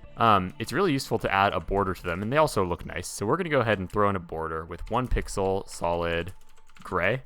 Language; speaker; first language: English; native; English